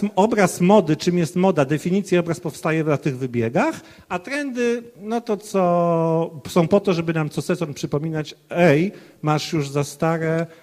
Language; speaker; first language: Polish; native; Polish